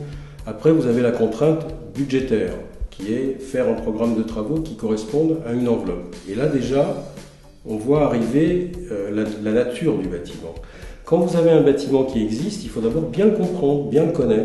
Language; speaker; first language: French; native; French